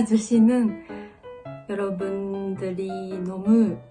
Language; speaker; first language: Korean; non-native, learner; Japanese